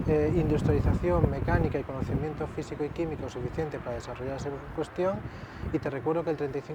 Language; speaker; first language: Spanish; native; Spanish